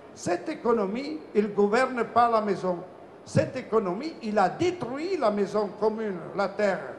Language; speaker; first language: French; non-native, fluent; Italian